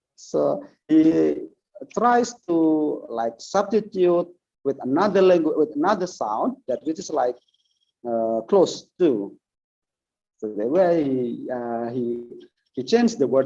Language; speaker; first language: English; non-native, fluent; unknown